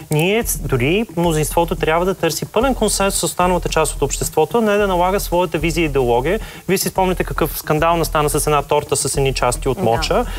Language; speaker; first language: Bulgarian; native; Bulgarian